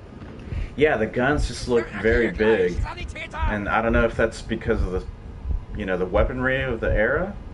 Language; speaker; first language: English; native; English